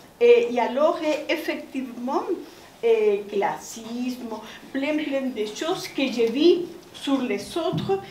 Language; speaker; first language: French; non-native, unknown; Spanish